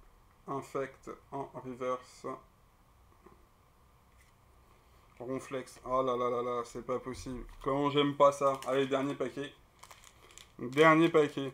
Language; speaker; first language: French; native; French